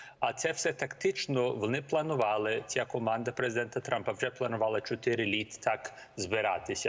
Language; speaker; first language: Ukrainian; early bilingual, heritage; Ukrainian